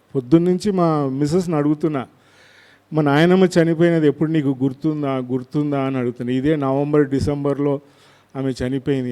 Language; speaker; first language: Telugu; non-native, local second language; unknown